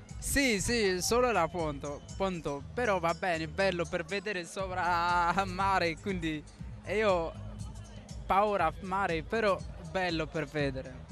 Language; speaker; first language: Italian; non-native, learner; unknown